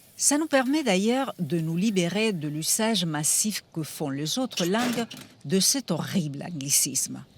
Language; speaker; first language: French; non-native, fluent; Spanish